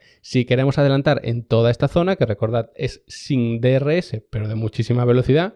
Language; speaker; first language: Spanish; native; Spanish